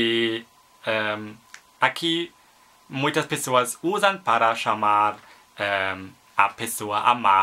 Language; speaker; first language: Portuguese; non-native, learner; German